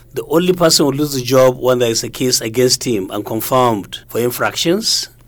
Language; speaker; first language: English; non-native, local second language; Hausa